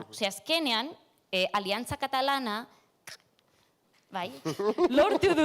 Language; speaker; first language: Basque; non-native, local second language; Catalan